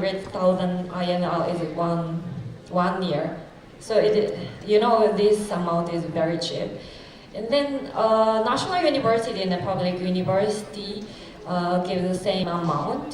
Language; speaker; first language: English; non-native, fluent; Japanese